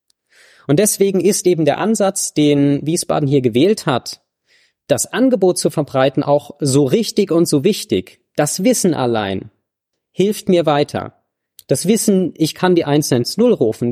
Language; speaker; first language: German; native; German